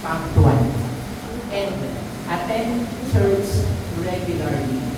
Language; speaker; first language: English; non-native, local second language; Filipino